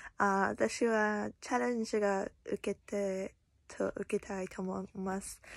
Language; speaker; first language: Japanese; non-native, learner; English